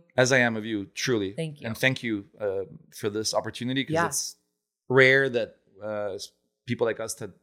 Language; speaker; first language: English; non-native, fluent; Italian